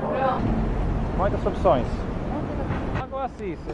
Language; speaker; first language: Portuguese; non-native, learner; English